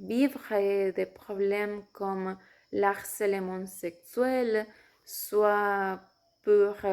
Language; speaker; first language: French; non-native, fluent; Spanish